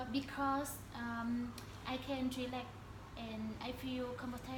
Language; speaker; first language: English; non-native, learner; Vietnamese